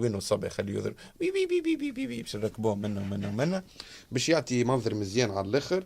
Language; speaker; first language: Arabic; native; Arabic